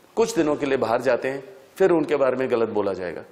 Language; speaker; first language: Hindi; native; Hindi